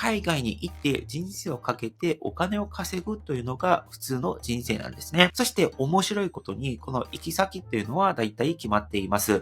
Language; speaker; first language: Japanese; non-native, fluent; Korean